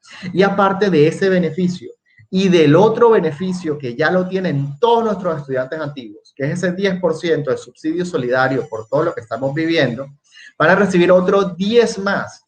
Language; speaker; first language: Spanish; native; Spanish